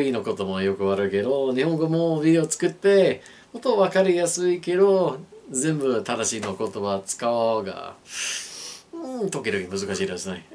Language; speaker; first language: Japanese; non-native, learner; English